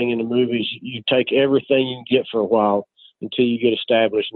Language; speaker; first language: English; native; English